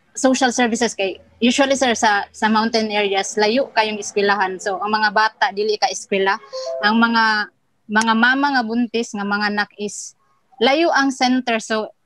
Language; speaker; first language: Cebuano; non-native, local second language; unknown